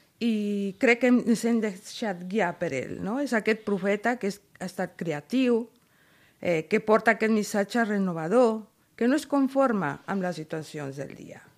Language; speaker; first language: Catalan; non-native, fluent; Spanish